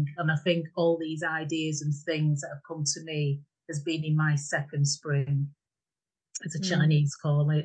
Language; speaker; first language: English; native; English